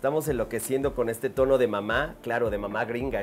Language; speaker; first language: Spanish; native; Spanish